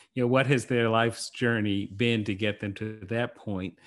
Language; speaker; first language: English; native; English